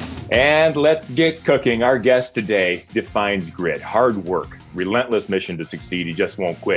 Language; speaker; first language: English; native; English